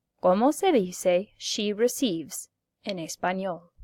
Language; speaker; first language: Spanish; non-native, fluent; English